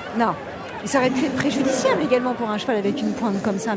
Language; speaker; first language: French; native; French